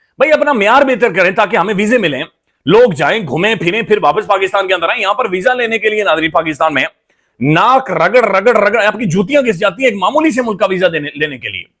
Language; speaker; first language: Urdu; non-native, local second language; Punjabi